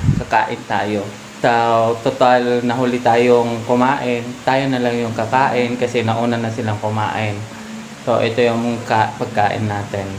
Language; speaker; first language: Filipino; non-native, local second language; Iloko